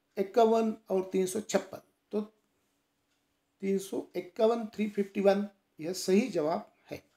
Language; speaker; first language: Hindi; non-native, local second language; Marathi